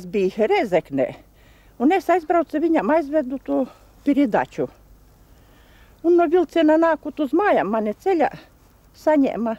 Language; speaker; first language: Latvian; native; Latvian